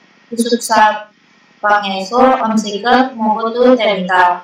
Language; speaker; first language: Korean; non-native, learner; Indonesian